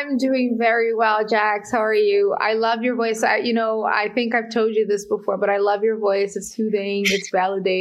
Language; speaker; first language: English; non-native, fluent; Portuguese